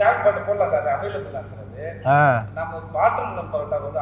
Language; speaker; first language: Tamil; native; Tamil